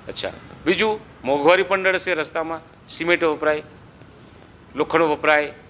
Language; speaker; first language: Gujarati; non-native, local second language; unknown